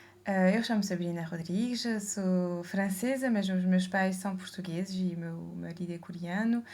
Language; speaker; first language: Portuguese; early bilingual, heritage; Portuguese